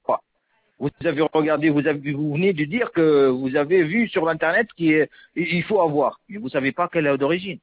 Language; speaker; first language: French; non-native, local second language; Arabic